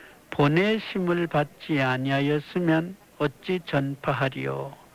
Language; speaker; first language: Korean; native; Korean